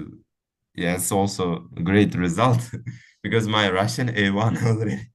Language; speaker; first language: English; non-native, fluent; Uzbek